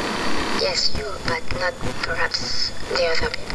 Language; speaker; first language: English; non-native, fluent; French